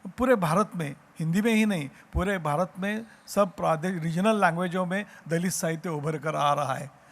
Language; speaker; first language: Hindi; non-native, local second language; Marathi